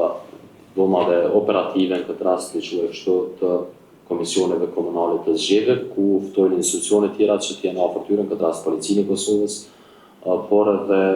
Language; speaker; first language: Albanian; native; Albanian